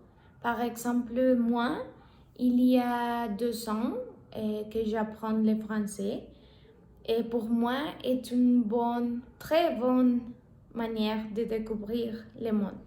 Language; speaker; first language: French; non-native, learner; Spanish